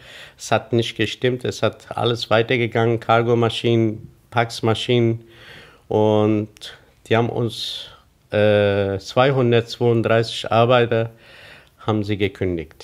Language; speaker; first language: German; non-native, fluent; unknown